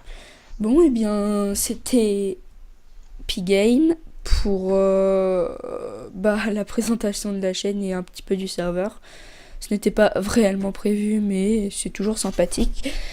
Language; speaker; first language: French; native; French